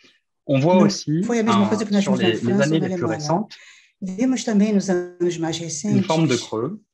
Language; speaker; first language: French; native; French